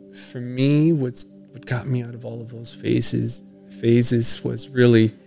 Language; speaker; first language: English; early bilingual, other home language; Spanish